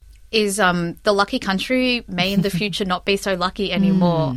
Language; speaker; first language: English; early bilingual, other home language; Vietnamese